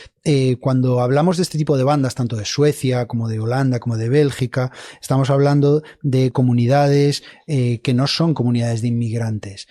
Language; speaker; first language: Spanish; native; Spanish